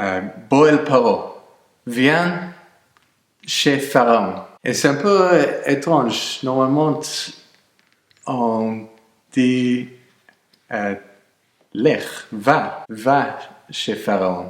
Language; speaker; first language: French; non-native, fluent; English